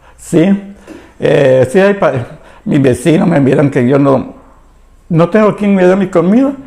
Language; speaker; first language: Spanish; native; Spanish